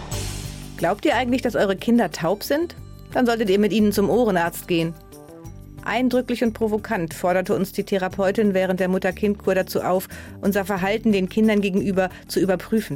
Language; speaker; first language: German; native; German